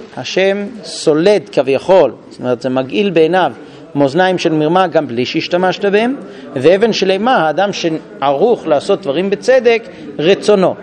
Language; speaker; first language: Hebrew; non-native, fluent; English